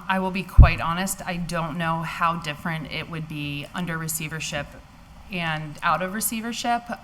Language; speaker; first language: English; native; English